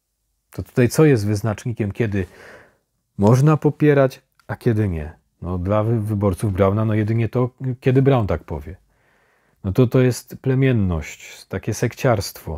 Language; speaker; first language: Polish; native; Polish